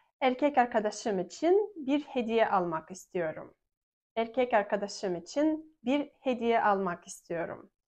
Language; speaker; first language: Turkish; non-native, fluent; Russian